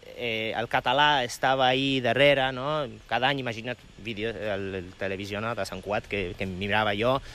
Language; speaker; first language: Catalan; non-native, fluent; Polish